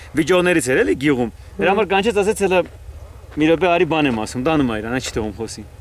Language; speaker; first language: Armenian; native; Armenian